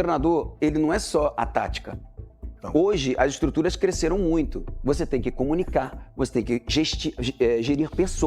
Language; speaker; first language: Portuguese; native; Portuguese